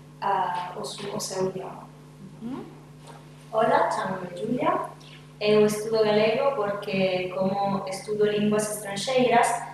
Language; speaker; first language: Galician; non-native, learner; Italian